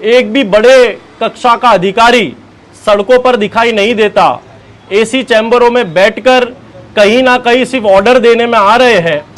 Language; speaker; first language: Hindi; non-native, local second language; Gujarati